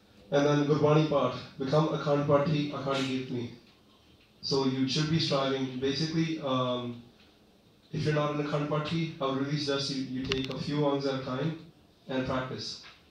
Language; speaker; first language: English; early bilingual, other home language; Punjabi